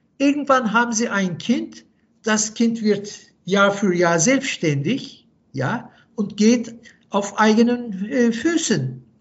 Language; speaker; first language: German; non-native, fluent; Turkish